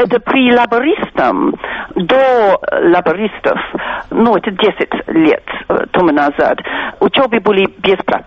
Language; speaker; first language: Russian; non-native, fluent; English